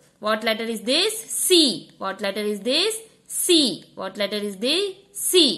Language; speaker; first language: English; non-native, local second language; Tamil